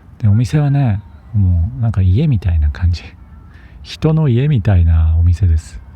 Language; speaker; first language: Japanese; native; Japanese